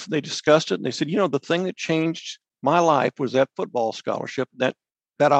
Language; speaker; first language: English; native; English